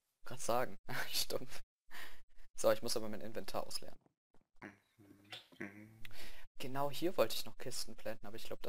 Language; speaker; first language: German; native; German